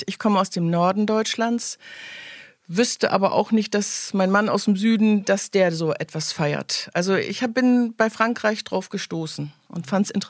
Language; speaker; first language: German; native; German